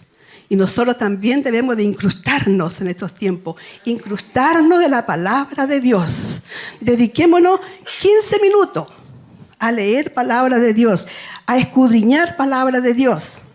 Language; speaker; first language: Spanish; native; Spanish